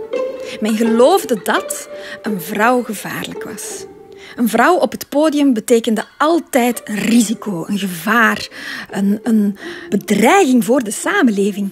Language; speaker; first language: Dutch; native; Dutch